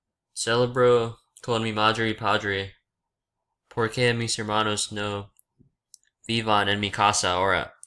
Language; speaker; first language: Spanish; non-native, learner; English